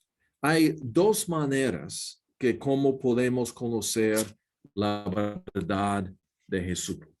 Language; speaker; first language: Spanish; non-native, learner; English